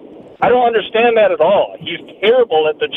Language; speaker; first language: English; native; English